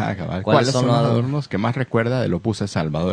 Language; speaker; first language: Spanish; native; Spanish